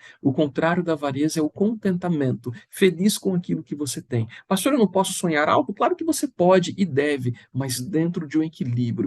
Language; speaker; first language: Portuguese; native; Portuguese